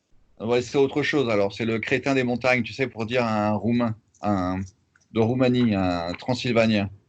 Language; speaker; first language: French; native; French